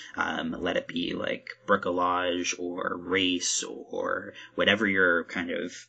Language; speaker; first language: English; native; English